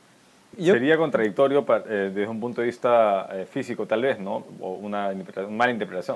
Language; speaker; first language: Spanish; native; Spanish